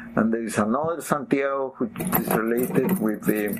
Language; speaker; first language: English; non-native, fluent; Spanish